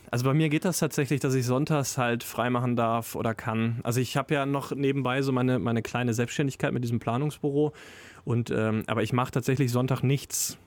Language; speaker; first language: German; native; German